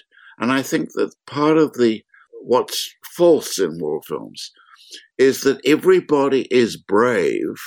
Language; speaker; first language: English; native; English